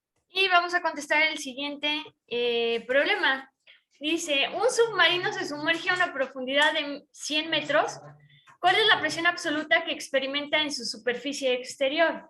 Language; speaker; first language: Spanish; native; Spanish